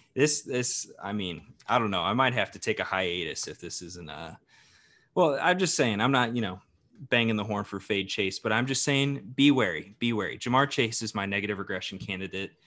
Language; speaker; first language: English; native; English